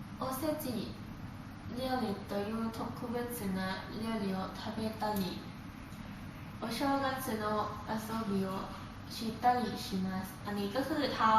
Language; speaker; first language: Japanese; non-native, fluent; Thai